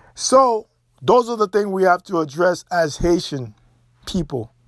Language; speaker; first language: English; non-native, fluent; Haitian Creole